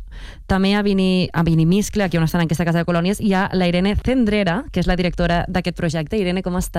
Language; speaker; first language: Catalan; native; Catalan